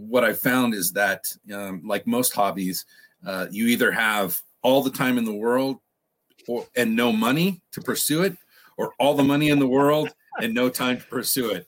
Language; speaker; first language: English; native; English